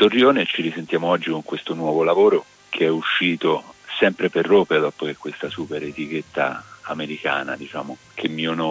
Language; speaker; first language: Italian; native; Italian